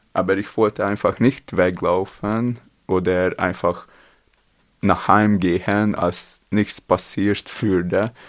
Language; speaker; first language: German; non-native, learner; Latvian